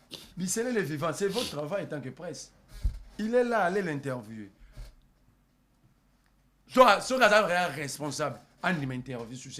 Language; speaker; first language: French; non-native, local second language; Lingala